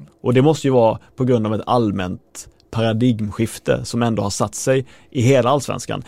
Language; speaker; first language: Swedish; native; Swedish